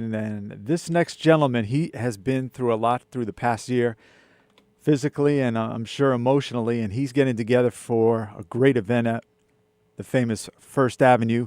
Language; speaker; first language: English; native; English